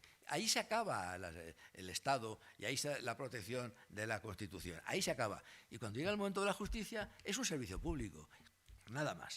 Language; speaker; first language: Spanish; native; Spanish